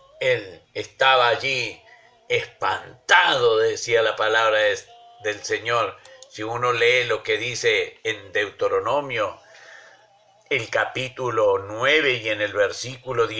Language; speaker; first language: Spanish; native; Spanish